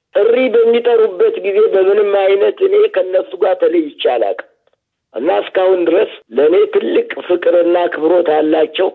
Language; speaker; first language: Amharic; native; Amharic